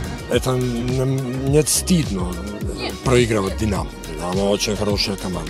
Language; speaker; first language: Russian; non-native, fluent; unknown